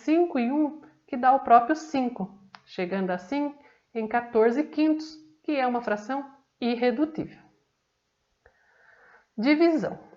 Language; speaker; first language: Portuguese; native; Portuguese